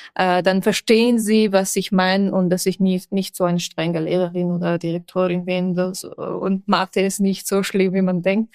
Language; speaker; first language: German; non-native, fluent; Persian